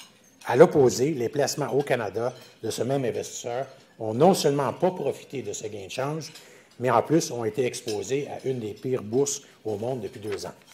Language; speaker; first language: French; native; French